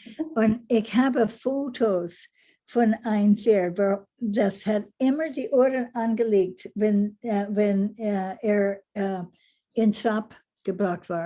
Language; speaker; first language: German; non-native, learner; English